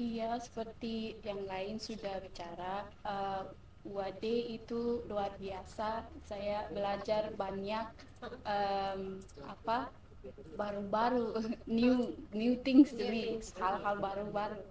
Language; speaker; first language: Indonesian; non-native, learner; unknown